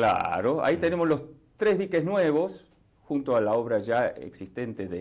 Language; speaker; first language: Spanish; native; Spanish